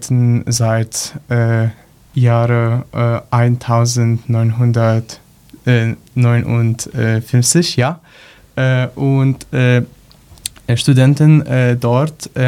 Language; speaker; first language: German; non-native, learner; Polish